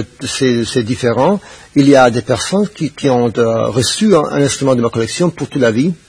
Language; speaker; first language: French; non-native, fluent; Spanish